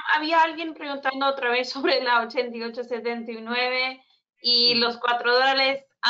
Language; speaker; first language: Spanish; early bilingual, heritage; Spanish